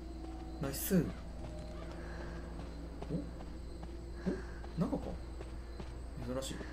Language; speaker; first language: Japanese; native; Japanese